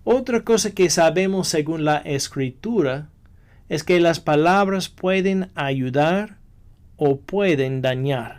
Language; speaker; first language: Spanish; non-native, fluent; English